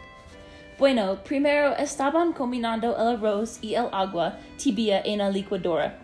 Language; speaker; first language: Spanish; non-native, learner; English